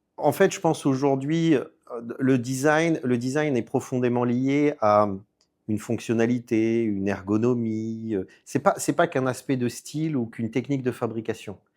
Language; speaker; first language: French; native; French